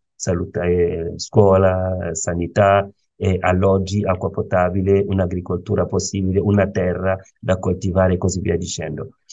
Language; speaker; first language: Italian; non-native, fluent; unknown